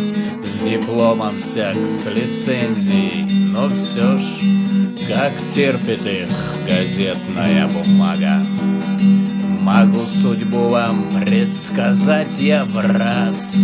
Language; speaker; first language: Russian; native; Russian